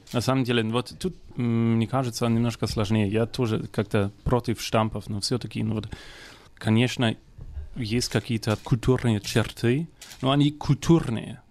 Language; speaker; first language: Russian; non-native, fluent; German